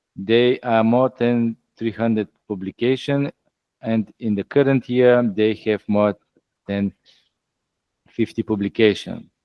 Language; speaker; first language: English; non-native, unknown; Bulgarian